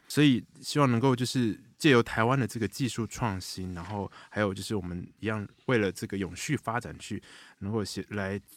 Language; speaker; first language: Chinese; native; Chinese